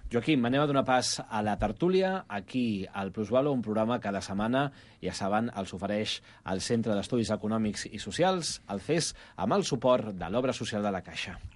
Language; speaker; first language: Catalan; native; Catalan